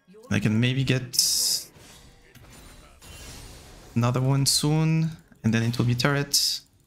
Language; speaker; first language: English; non-native, fluent; French